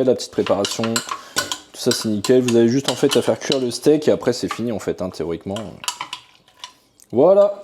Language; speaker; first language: French; native; French